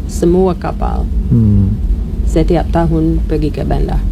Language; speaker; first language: Indonesian; non-native, learner; English